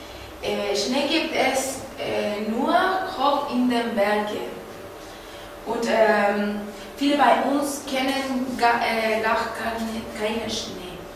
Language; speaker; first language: German; non-native, fluent; Spanish